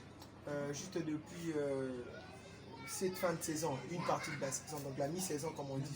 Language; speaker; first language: French; non-native, local second language; Lingala